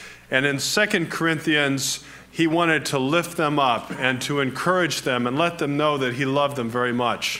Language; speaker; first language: English; native; English